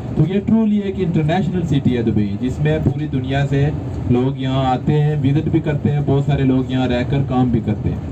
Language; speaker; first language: Urdu; non-native, local second language; Punjabi